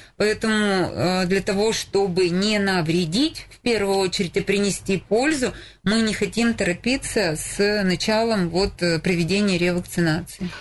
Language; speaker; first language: Russian; native; Russian